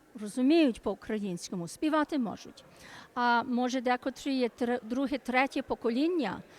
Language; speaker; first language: Ukrainian; early bilingual, heritage; Ukrainian